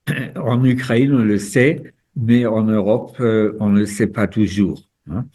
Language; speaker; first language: French; non-native, fluent; German